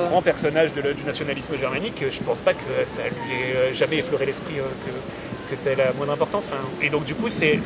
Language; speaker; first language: French; native; French